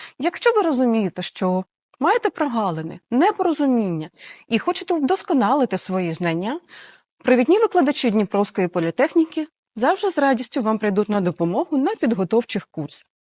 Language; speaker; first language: Ukrainian; native; Ukrainian